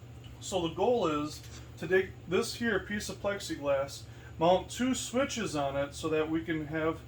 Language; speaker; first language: English; native; English